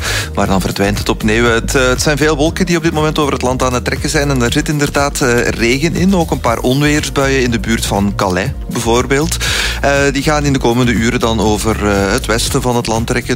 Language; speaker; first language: Dutch; native; Dutch